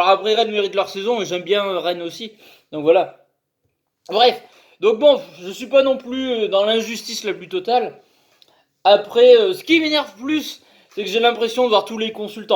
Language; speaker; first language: French; native; French